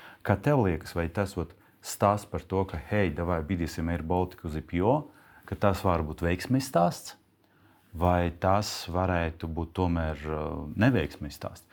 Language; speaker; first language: Latvian; non-native, local second language; Russian